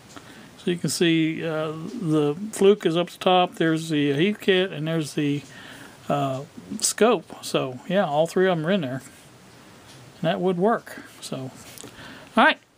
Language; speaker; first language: English; native; English